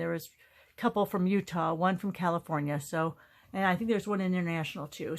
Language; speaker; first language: English; native; English